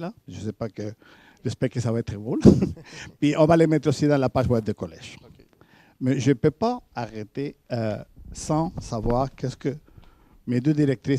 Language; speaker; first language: French; native; French